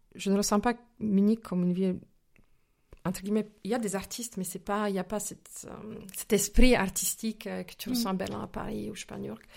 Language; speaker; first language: French; non-native, fluent; Slovak